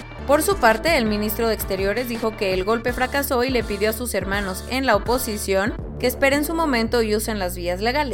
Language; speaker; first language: Spanish; native; Spanish